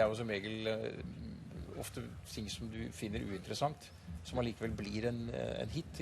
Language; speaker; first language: Norwegian; native; Norwegian